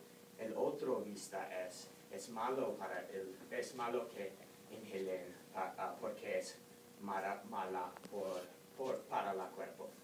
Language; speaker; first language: Spanish; non-native, learner; English